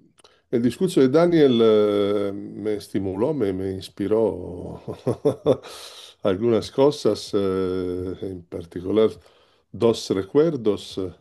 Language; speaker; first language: Spanish; non-native, learner; Italian